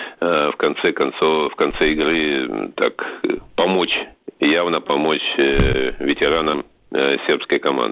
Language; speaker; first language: Russian; native; Russian